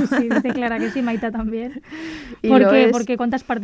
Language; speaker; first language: Spanish; native; Spanish